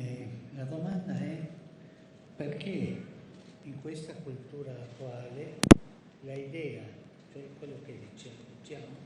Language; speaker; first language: Italian; non-native, fluent; Spanish